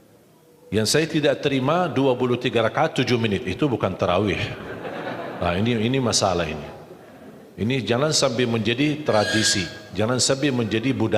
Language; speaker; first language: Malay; non-native, fluent; Arabic